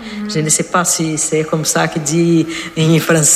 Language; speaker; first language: French; non-native, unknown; Portuguese